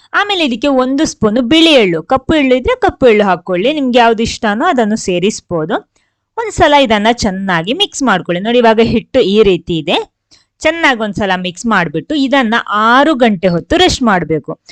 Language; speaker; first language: Kannada; non-native, local second language; Tulu